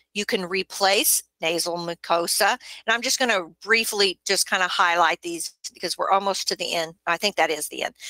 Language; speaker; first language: English; native; English